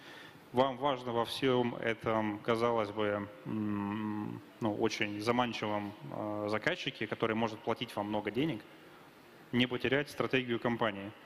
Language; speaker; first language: Russian; native; Russian